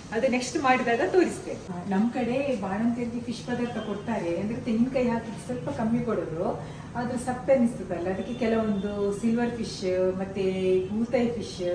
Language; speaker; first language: Kannada; non-native, local second language; Tulu